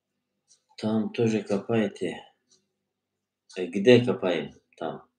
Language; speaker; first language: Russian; non-native, learner; Turkish